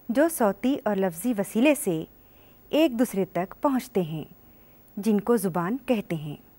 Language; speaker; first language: Urdu; native; Urdu